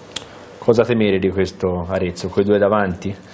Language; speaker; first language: Italian; native; Italian